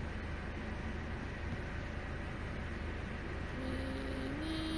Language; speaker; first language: Korean; native; Korean